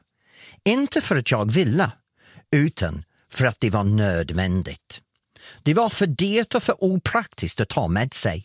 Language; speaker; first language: Swedish; non-native, fluent; English